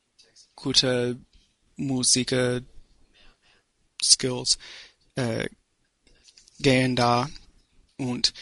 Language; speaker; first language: German; non-native, learner; English